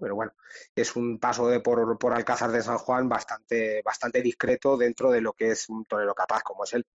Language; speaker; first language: Spanish; native; Spanish